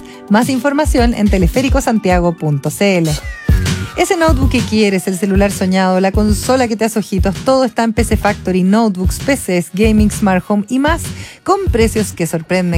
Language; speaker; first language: Spanish; native; Spanish